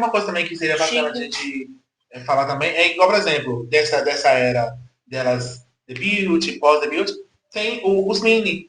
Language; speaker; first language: Portuguese; native; Portuguese